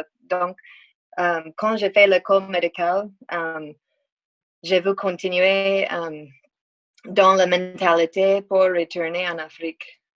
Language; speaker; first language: French; non-native, learner; English